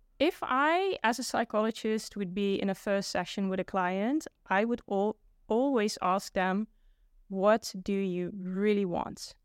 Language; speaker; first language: English; non-native, fluent; Dutch